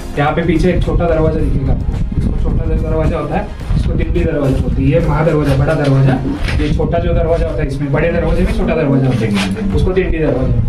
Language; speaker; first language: Hindi; non-native, local second language; Marathi